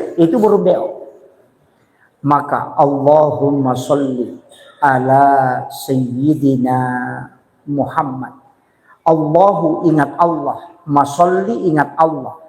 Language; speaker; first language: Indonesian; non-native, local second language; Buginese